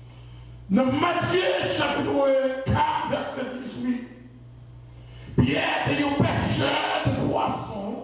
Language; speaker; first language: French; non-native, local second language; Haitian Creole